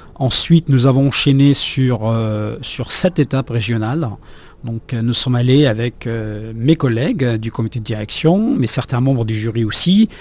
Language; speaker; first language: French; non-native, local second language; Arabic